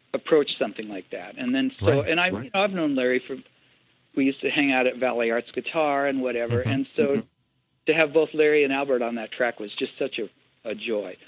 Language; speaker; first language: English; native; English